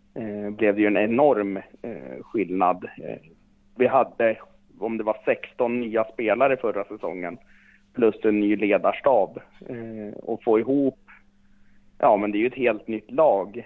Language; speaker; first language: Swedish; native; Swedish